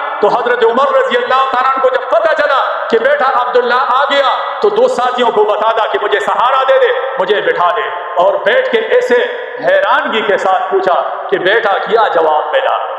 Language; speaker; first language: Urdu; non-native, local second language; Pashto